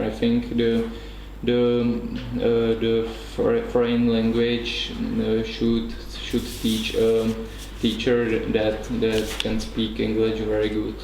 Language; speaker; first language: English; non-native, learner; Czech